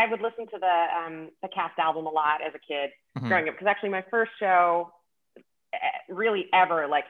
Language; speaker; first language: English; native; English